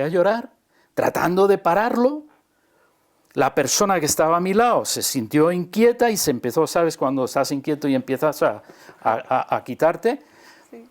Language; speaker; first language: Spanish; early bilingual, other home language; English